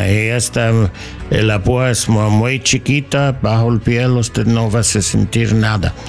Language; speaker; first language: Spanish; non-native, learner; English